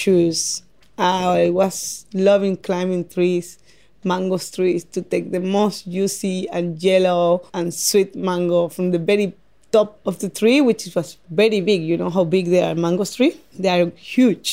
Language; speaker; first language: English; non-native, fluent; Spanish